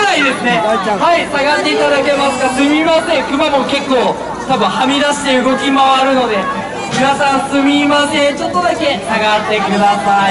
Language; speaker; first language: Japanese; native; Japanese